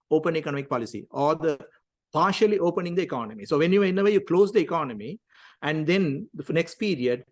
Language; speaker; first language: English; non-native, local second language; Tamil